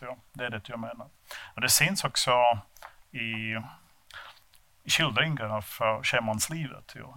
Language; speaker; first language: Swedish; non-native, fluent; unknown